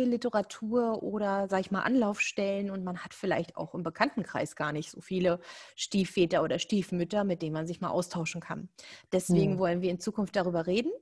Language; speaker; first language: German; native; German